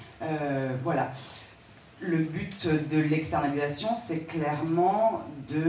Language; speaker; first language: French; native; French